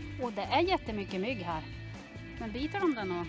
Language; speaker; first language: Swedish; native; Swedish